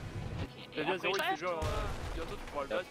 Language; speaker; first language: French; native; French